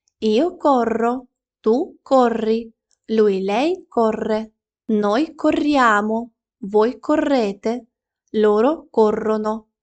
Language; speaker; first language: Italian; non-native, fluent; Ukrainian